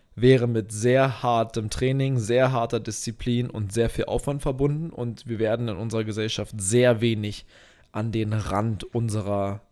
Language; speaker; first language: German; native; German